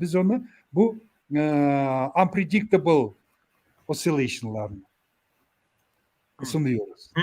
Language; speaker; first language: Turkish; non-native, learner; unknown